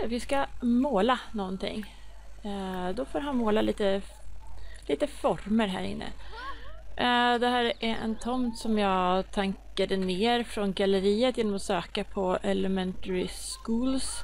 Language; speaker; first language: Swedish; native; Swedish